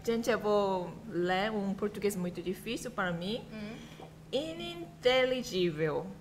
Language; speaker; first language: Portuguese; non-native, learner; Korean